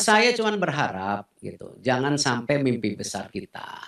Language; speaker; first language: Indonesian; native; Indonesian